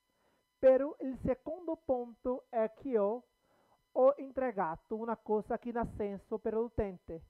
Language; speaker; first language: Italian; non-native, learner; Portuguese